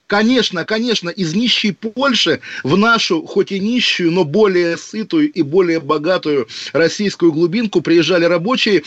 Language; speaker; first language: Russian; native; Russian